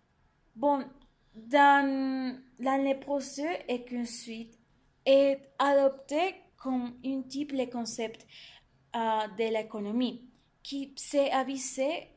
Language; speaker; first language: French; non-native, learner; Spanish